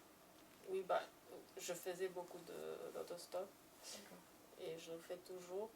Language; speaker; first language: French; non-native, fluent; Serbian